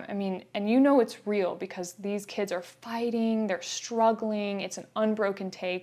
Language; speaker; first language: English; native; English